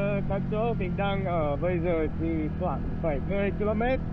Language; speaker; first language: Vietnamese; non-native, fluent; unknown